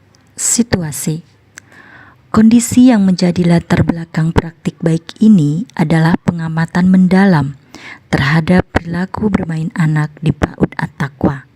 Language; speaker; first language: Indonesian; native; Indonesian